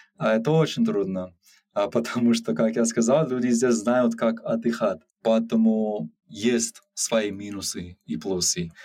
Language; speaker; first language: Russian; non-native, learner; English